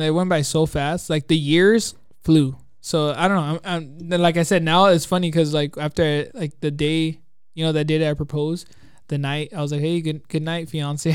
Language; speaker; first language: English; native; English